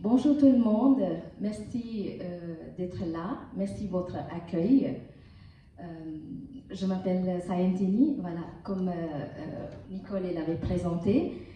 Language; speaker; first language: French; non-native, learner; Tamil